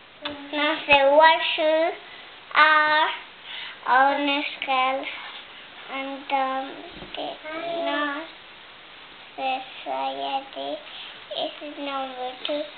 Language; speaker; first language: French; native; French